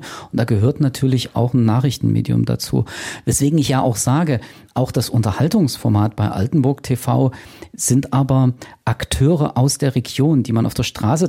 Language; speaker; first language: German; native; German